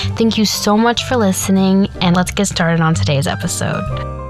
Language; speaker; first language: English; native; English